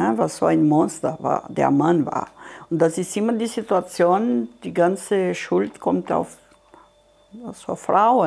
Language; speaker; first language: German; non-native, fluent; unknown